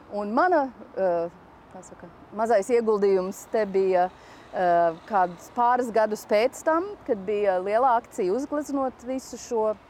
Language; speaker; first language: Latvian; early bilingual, heritage; Latvian